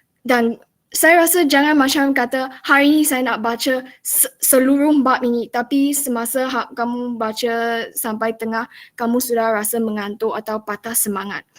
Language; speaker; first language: Malay; non-native, local second language; Chinese